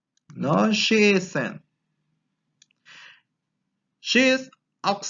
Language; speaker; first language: English; non-native, fluent; Spanish